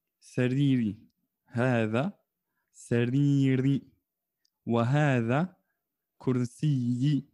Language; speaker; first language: Arabic; non-native, fluent; French